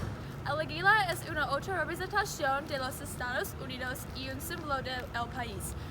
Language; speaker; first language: Spanish; non-native, learner; English